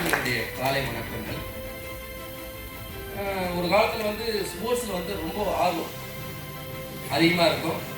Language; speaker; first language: Tamil; native; Tamil